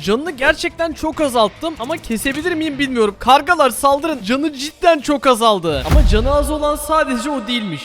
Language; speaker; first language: Turkish; native; Turkish